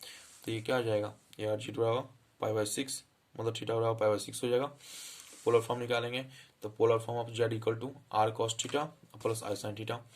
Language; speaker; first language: Hindi; native; Hindi